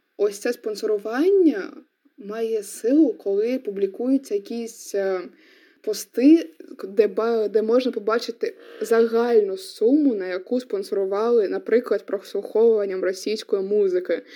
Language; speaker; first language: Ukrainian; non-native, local second language; Russian